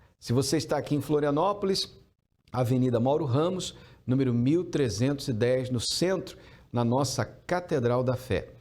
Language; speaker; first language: Portuguese; native; Portuguese